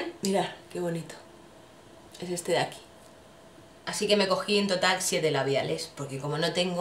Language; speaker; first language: Spanish; native; Spanish